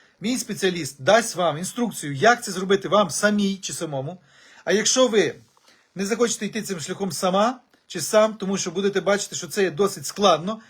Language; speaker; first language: Ukrainian; native; Ukrainian